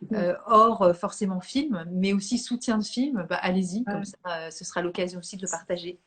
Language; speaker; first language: French; native; French